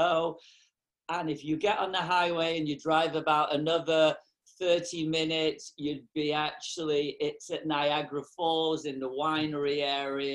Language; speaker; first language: English; native; English